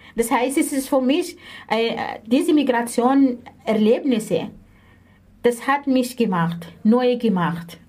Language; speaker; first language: German; non-native, fluent; Arabic